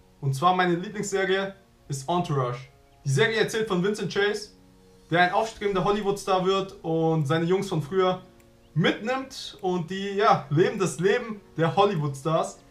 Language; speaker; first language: German; early bilingual, other home language; Vietnamese